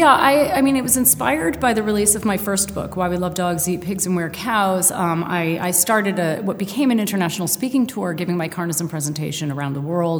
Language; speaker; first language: English; native; English